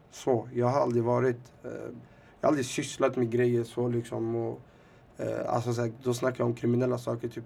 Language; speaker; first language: Swedish; early bilingual, other home language; Arabic